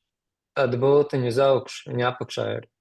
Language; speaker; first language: Latvian; native; Latvian